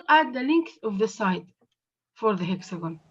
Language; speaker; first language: English; non-native, fluent; Arabic